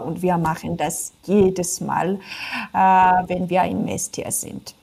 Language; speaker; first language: German; non-native, fluent; Georgian